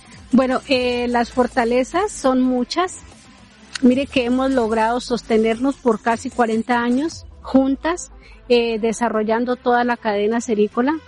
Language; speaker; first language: Spanish; native; Spanish